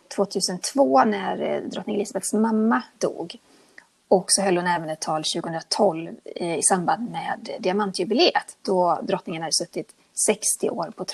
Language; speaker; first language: Swedish; native; Swedish